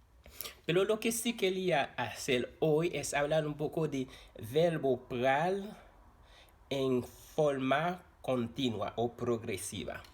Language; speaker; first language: Spanish; non-native, fluent; Haitian Creole